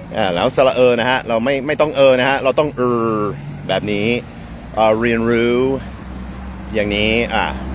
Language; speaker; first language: Thai; non-native, fluent; English